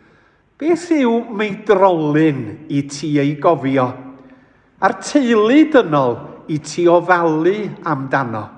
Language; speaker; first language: Welsh; native; Welsh